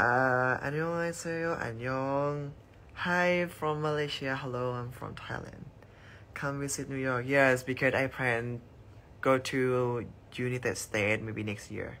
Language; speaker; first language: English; non-native, learner; Thai